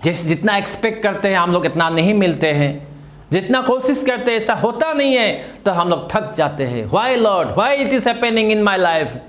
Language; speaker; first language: Hindi; non-native, local second language; Assamese